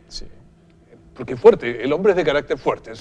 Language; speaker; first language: Spanish; native; Spanish